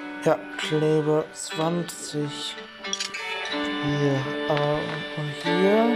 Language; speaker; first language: German; non-native, learner; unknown